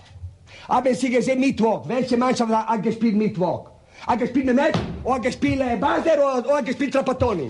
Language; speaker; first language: German; non-native, learner; Italian